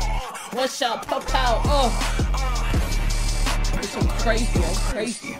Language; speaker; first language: English; native; English